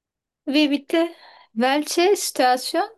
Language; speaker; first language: German; non-native, learner; Turkish